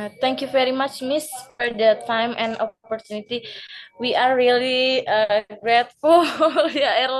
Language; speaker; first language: English; non-native, learner; Indonesian